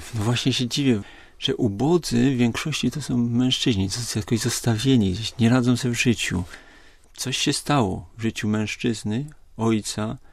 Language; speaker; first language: Polish; native; Polish